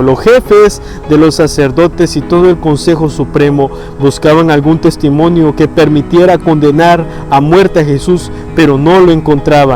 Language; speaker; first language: Spanish; native; Spanish